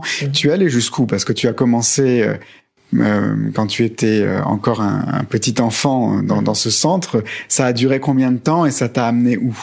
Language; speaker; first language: French; native; French